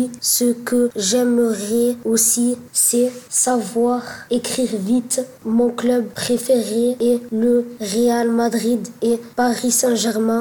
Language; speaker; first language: French; early bilingual, other home language; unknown